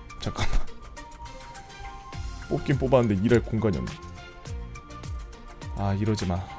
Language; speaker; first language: Korean; native; Korean